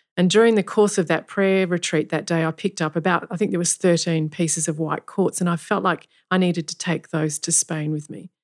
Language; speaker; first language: English; native; English